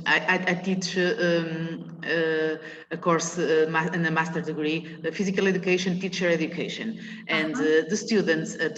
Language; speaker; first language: English; non-native, learner; Portuguese